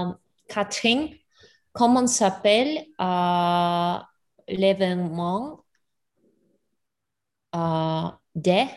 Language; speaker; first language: French; non-native, learner; English